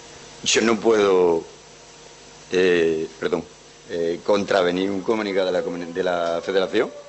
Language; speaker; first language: Spanish; native; Spanish